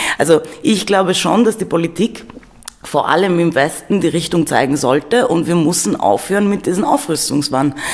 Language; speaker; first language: German; non-native, fluent; Greek